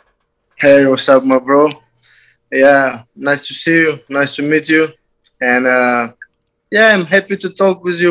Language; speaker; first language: English; non-native, learner; Azerbaijani